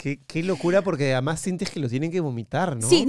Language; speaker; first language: Spanish; native; Spanish